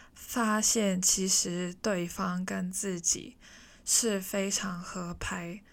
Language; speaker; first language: Chinese; non-native, local second language; Cantonese